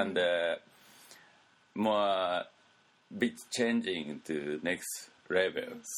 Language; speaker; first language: English; non-native, learner; Japanese